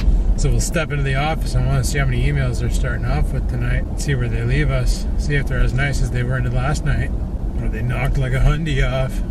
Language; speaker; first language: English; native; English